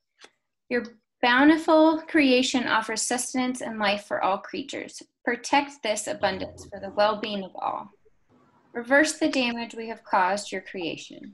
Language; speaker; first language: English; native; English